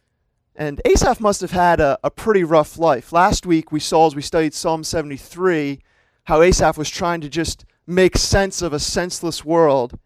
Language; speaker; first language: English; native; English